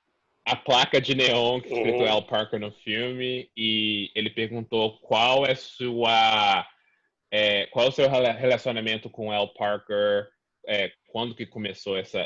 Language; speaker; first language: Portuguese; early bilingual, heritage; Portuguese